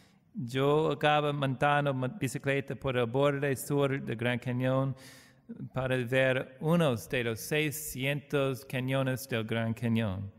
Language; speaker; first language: Spanish; non-native, learner; English